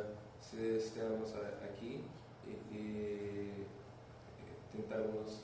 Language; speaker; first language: Spanish; non-native, learner; Portuguese